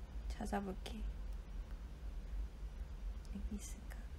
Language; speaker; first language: Korean; non-native, fluent; Chinese